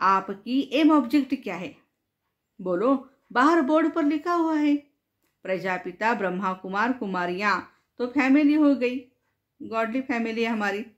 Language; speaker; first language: Hindi; non-native, local second language; Marathi